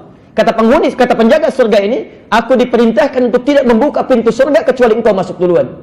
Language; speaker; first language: Indonesian; native; Indonesian